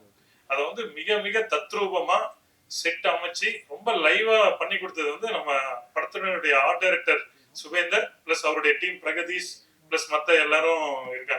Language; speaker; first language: Tamil; native; Tamil